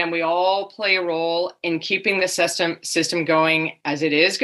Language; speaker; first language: English; native; English